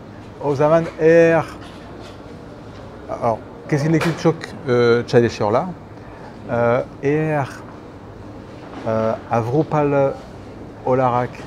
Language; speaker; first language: Turkish; non-native, learner; French